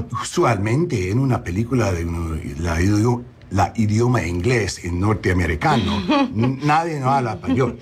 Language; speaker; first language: Spanish; non-native, learner; English